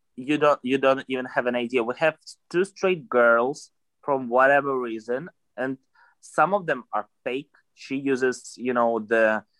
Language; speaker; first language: English; non-native, fluent; Russian